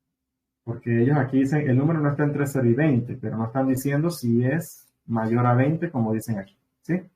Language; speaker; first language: Spanish; native; Spanish